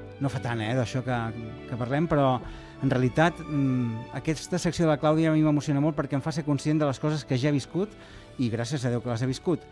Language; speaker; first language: Catalan; native; Catalan